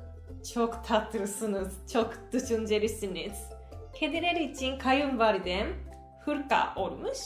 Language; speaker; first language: Turkish; non-native, fluent; Japanese